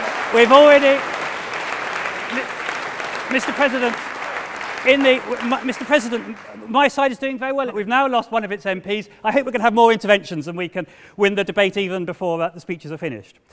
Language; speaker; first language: English; native; English